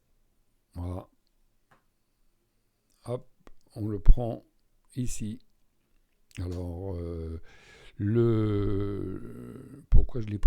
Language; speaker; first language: French; native; French